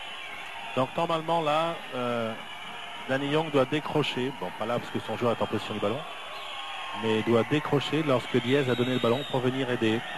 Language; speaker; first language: French; native; French